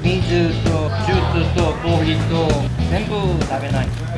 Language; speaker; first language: Japanese; non-native, learner; Korean